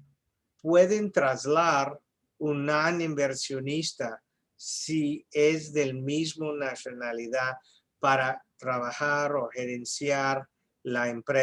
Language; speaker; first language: Spanish; early bilingual, heritage; English